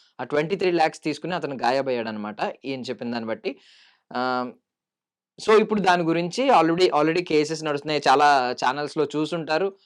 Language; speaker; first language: Telugu; native; Telugu